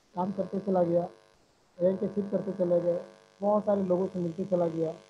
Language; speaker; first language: Hindi; native; Hindi